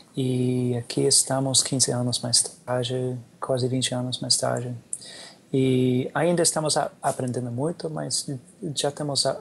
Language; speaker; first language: Portuguese; non-native, learner; English